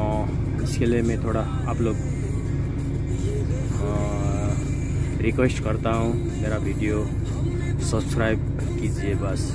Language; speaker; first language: Hindi; non-native, learner; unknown